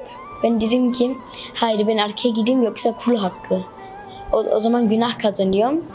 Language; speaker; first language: Turkish; early bilingual, heritage; Turkish